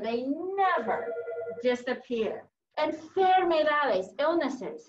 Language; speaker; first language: English; native; English